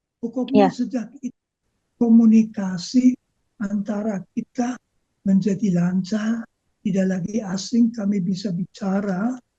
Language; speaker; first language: Indonesian; non-native, fluent; German